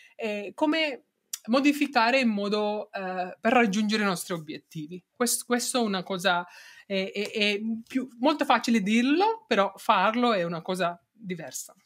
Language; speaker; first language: Italian; non-native, fluent; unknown